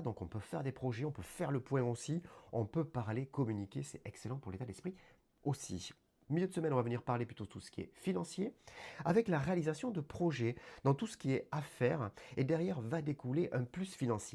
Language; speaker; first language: French; native; French